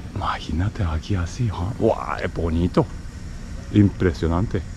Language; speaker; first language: Spanish; non-native, learner; Japanese